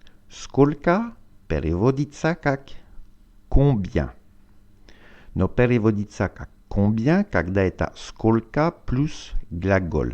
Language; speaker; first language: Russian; non-native, learner; French